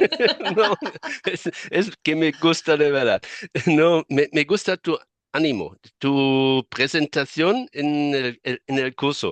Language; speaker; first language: Spanish; non-native, fluent; German